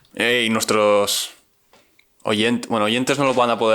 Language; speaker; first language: Spanish; native; Spanish